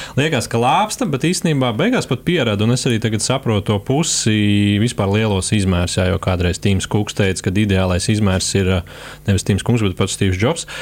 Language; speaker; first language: Latvian; native; Latvian